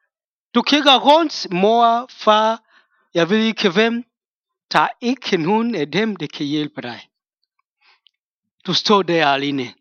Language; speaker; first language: Danish; non-native, fluent; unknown